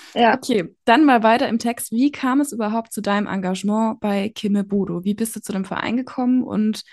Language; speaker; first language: German; native; German